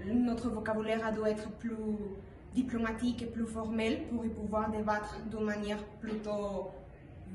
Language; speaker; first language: French; non-native, fluent; Spanish